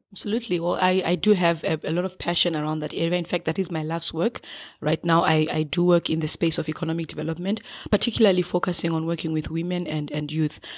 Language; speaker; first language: English; non-native, local second language; Shona